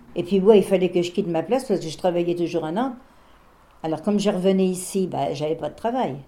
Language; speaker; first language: French; native; French